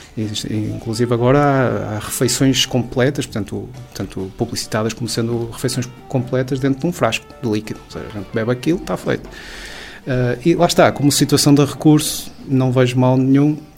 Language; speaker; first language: Portuguese; native; Portuguese